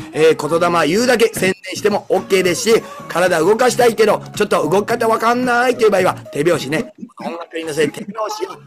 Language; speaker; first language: Japanese; native; Japanese